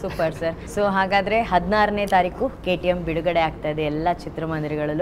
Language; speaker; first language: Kannada; native; Kannada